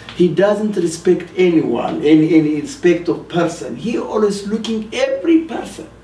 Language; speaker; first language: English; non-native, fluent; Amharic